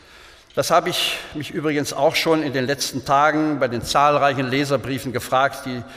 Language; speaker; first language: German; native; German